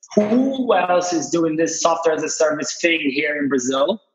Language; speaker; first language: English; non-native, fluent; Portuguese